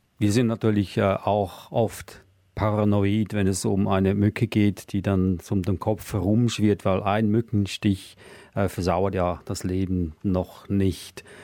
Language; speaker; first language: German; native; German